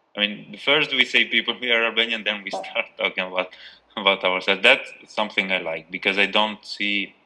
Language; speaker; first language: English; non-native, fluent; Albanian